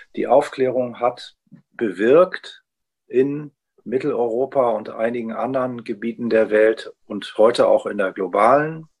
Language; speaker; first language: German; early bilingual, heritage; Greek